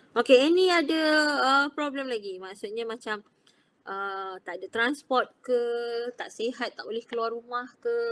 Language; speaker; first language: Malay; native; Malay